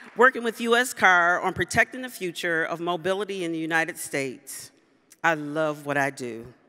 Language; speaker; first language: English; native; English